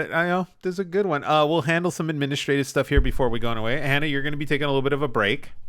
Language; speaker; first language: English; native; English